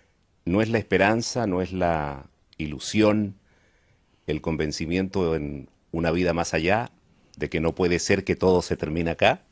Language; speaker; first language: Spanish; native; Spanish